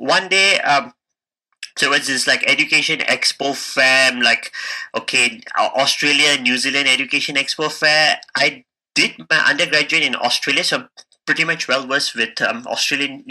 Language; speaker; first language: English; non-native, local second language; Tamil